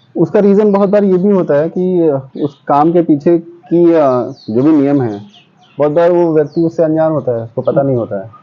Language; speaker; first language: Hindi; native; Hindi